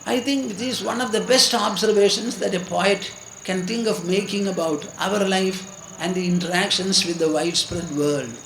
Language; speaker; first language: English; non-native, local second language; Malayalam